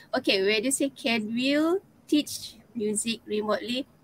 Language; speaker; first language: English; non-native, local second language; Malay